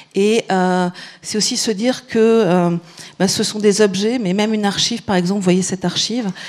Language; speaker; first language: French; native; French